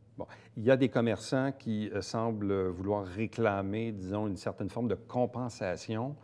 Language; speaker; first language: French; native; French